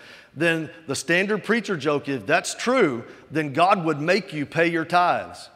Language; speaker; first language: English; native; English